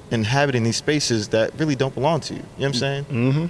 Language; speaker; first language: English; native; English